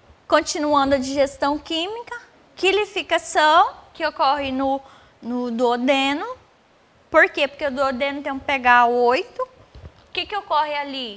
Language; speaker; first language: Portuguese; native; Portuguese